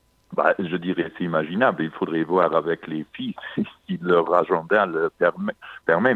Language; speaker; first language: French; non-native, local second language; Luxembourgish